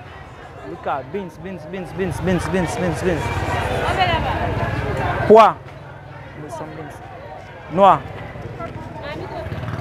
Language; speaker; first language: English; non-native, fluent; Haitian Creole